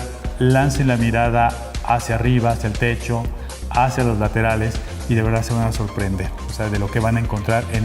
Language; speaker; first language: Spanish; native; Spanish